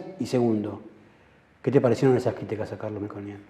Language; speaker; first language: Spanish; native; Spanish